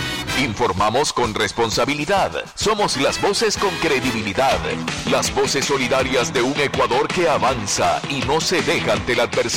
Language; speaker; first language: Spanish; native; Spanish